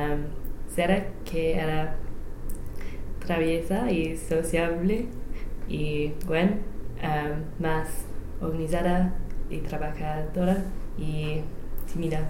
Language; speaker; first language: Spanish; non-native, learner; English